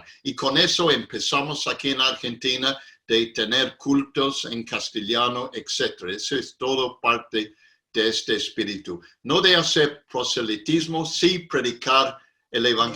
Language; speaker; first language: Spanish; non-native, fluent; English